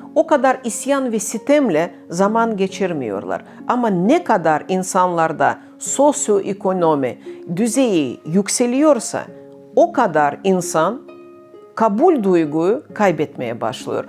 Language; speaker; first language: Turkish; non-native, fluent; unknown